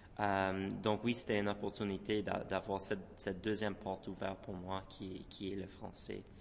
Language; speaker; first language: French; non-native, local second language; English